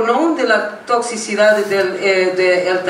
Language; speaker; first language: Spanish; non-native, learner; Portuguese